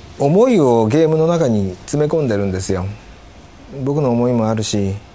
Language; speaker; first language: Japanese; native; Japanese